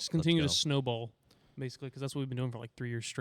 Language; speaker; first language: English; native; English